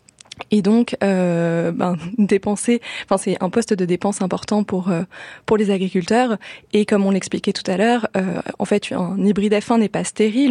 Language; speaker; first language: French; native; French